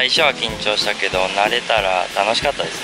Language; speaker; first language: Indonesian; non-native, learner; Japanese